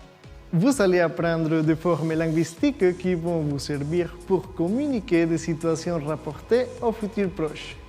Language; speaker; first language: French; non-native, fluent; Spanish